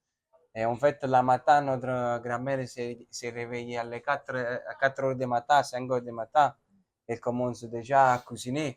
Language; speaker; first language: French; non-native, learner; Italian